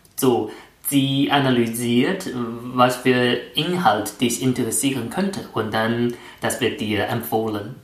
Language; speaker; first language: German; non-native, fluent; Chinese